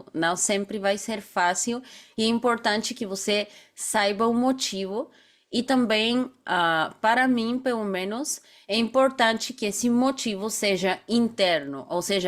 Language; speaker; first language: Portuguese; non-native, fluent; Bulgarian